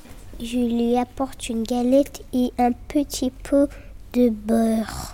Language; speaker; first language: French; non-native, learner; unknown